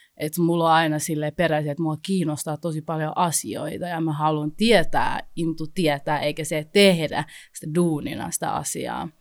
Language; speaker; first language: Finnish; early bilingual, other home language; Kinyarwanda